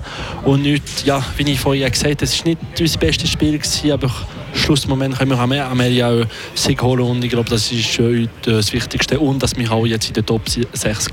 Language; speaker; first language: German; non-native, local second language; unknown